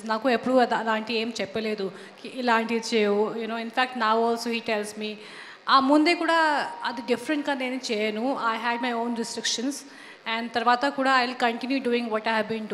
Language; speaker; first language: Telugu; non-native, fluent; Hindi